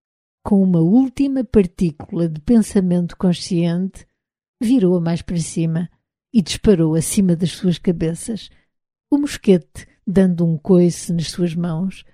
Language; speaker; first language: Portuguese; native; Portuguese